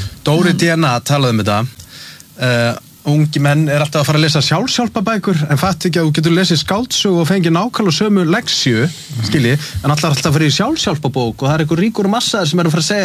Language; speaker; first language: Icelandic; native; Icelandic